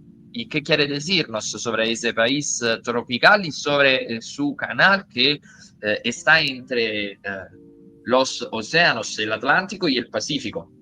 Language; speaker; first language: Spanish; non-native, fluent; Italian